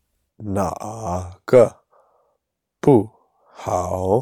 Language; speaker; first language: Chinese; non-native, learner; English